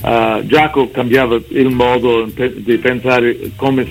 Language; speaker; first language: Italian; early bilingual, heritage; English